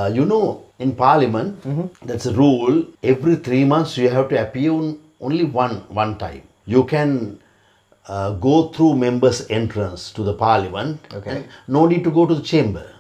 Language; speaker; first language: English; non-native, local second language; Sinhala